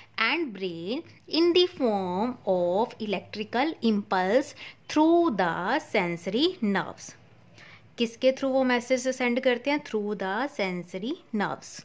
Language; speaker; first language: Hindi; non-native, local second language; Punjabi